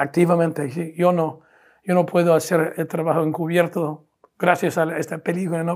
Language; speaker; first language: Spanish; non-native, fluent; English